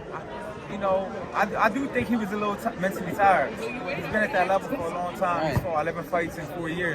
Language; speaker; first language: English; native; English